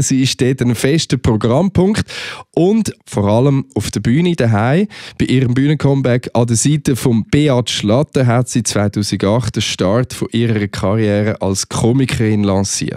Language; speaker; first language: German; native; German